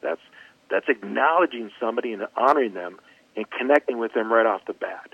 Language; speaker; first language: English; native; English